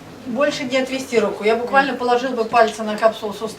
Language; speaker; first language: Russian; native; Russian